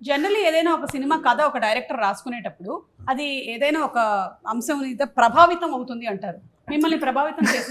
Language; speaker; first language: Telugu; native; Telugu